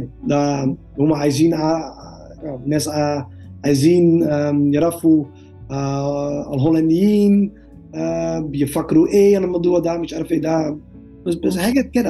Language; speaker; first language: Arabic; non-native, learner; Dutch